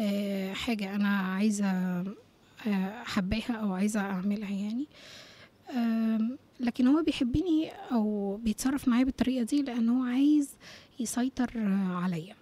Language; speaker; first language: Arabic; native; Arabic